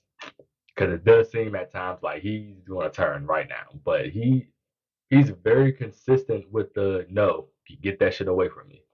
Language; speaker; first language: English; native; English